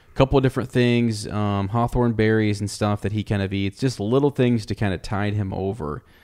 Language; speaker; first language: English; native; English